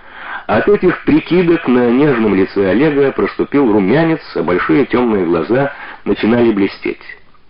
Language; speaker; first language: Russian; native; Russian